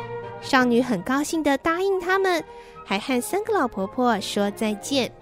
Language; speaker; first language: Chinese; native; Chinese